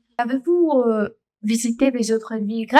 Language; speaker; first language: French; non-native, fluent; Greek